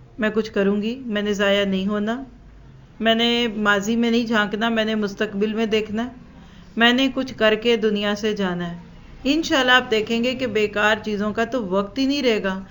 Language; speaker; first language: Urdu; native; Urdu